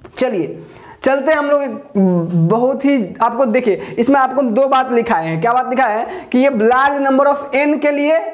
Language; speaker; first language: Hindi; native; Hindi